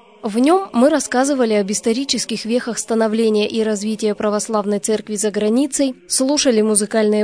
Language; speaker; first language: Russian; native; Russian